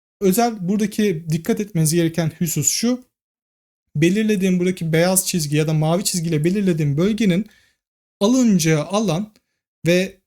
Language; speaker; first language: Turkish; native; Turkish